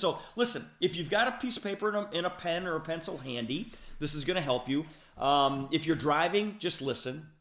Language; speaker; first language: English; native; English